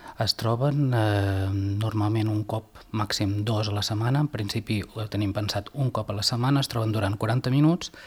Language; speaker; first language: Catalan; native; Catalan